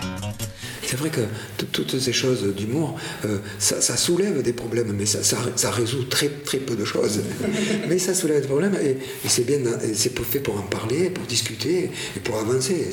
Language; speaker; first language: French; native; French